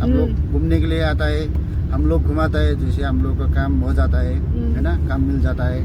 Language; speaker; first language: Hindi; non-native, local second language; Nepali